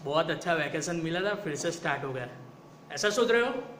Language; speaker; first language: Hindi; non-native, local second language; Gujarati